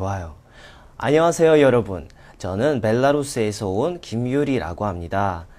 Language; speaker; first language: Korean; non-native, fluent; Russian